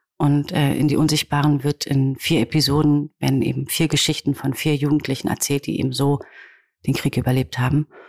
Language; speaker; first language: German; native; German